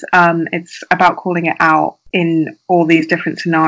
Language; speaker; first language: English; native; English